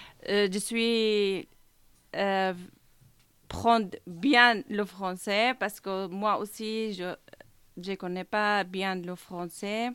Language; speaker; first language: French; non-native, learner; Kurdish